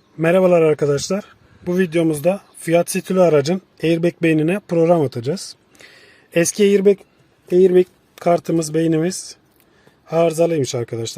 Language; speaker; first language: Turkish; native; Turkish